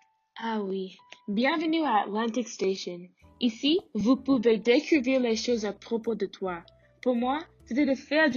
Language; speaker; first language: French; non-native, learner; English